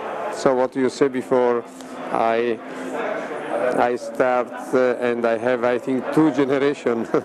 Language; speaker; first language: English; non-native, learner; Italian